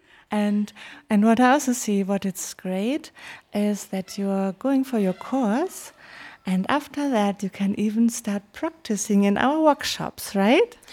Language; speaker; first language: English; non-native, fluent; German